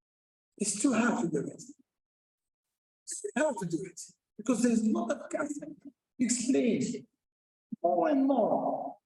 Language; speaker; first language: English; non-native, learner; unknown